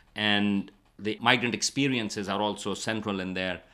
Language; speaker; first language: English; non-native, local second language; Urdu